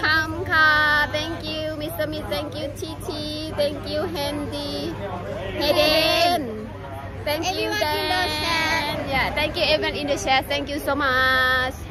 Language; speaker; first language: English; non-native, learner; Thai